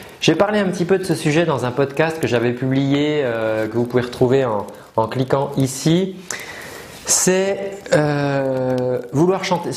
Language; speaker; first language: French; native; French